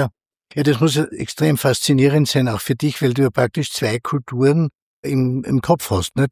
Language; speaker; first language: German; native; German